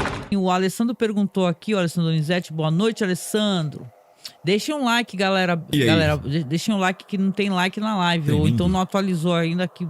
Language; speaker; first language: Portuguese; native; Portuguese